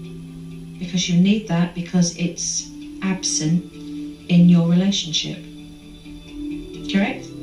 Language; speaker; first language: English; native; English